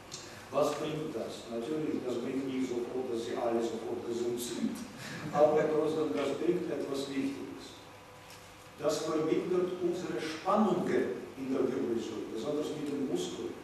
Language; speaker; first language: German; non-native, fluent; Russian